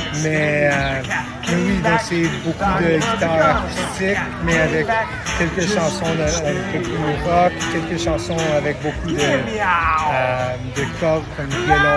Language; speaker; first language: French; non-native, local second language; English